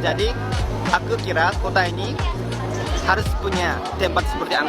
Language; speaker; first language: Indonesian; non-native, fluent; Japanese